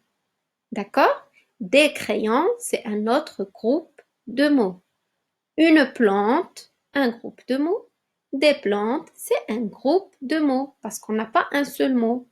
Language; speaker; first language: French; non-native, local second language; Arabic